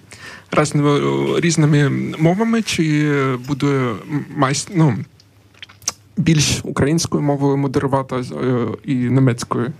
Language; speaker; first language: Ukrainian; non-native, local second language; Russian